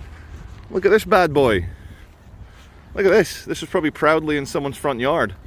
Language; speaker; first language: English; native; English